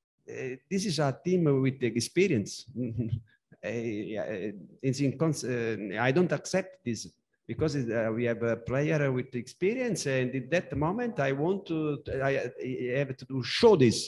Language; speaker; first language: English; non-native, learner; Italian